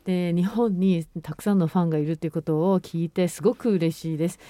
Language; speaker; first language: Japanese; non-native, fluent; Chinese